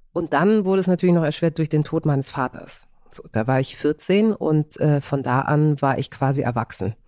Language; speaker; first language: German; early bilingual, other home language; Greek